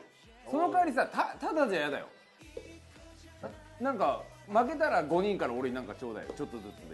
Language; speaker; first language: Japanese; native; Japanese